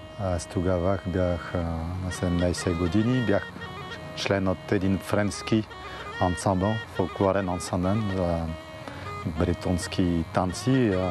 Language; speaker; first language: Bulgarian; non-native, fluent; French